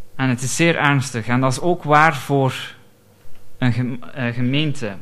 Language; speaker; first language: Dutch; non-native, fluent; English